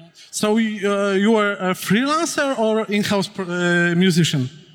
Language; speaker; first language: English; non-native, fluent; Polish